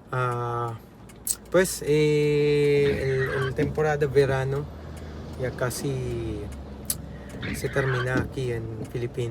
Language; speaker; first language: Spanish; non-native, learner; Filipino